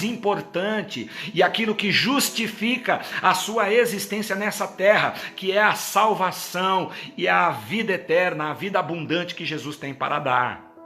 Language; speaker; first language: Portuguese; native; Portuguese